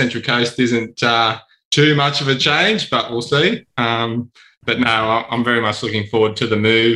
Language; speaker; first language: English; native; English